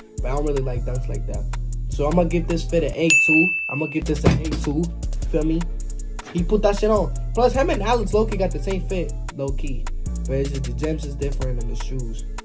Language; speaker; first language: English; early bilingual, other home language; Spanish